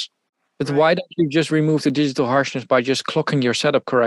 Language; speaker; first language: English; non-native, fluent; Dutch